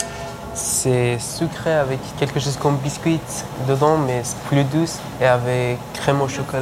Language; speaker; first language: French; non-native, learner; Persian